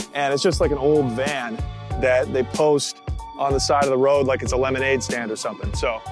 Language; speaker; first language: English; native; English